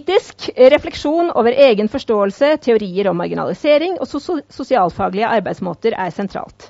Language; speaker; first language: Norwegian; native; Norwegian